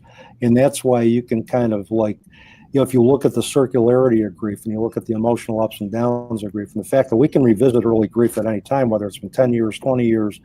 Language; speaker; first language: English; native; English